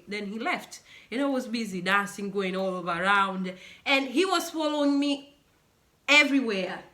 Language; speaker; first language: English; non-native, local second language; Swahili